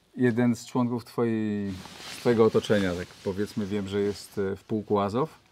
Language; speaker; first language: Polish; native; Polish